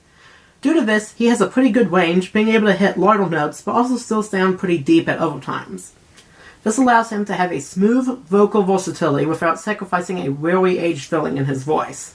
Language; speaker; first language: English; native; English